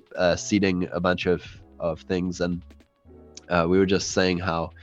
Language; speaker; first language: English; native; English